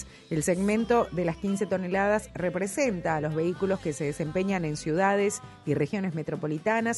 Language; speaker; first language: Spanish; native; Spanish